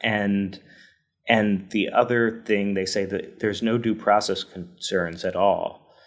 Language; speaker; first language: English; native; English